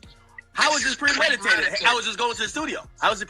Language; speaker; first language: English; native; English